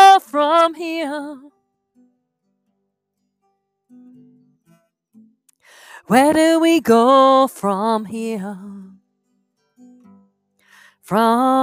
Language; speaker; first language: English; native; English